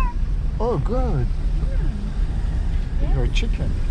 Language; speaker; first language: English; non-native, learner; French